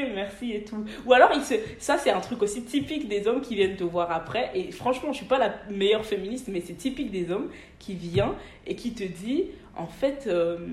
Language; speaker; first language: French; native; French